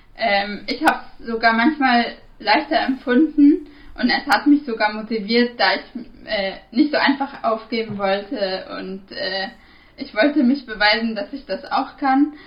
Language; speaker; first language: German; non-native, fluent; Arabic